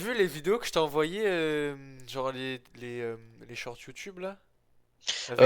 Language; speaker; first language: French; native; French